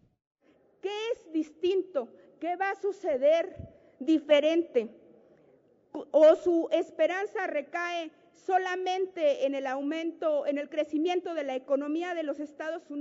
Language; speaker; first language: Spanish; native; Spanish